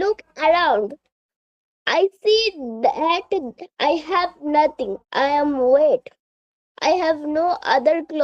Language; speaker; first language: English; non-native, learner; Bangla